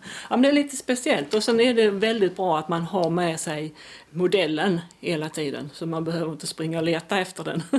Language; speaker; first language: Swedish; non-native, fluent; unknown